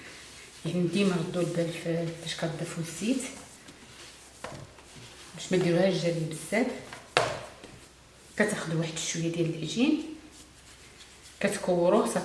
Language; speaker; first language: Arabic; native; Arabic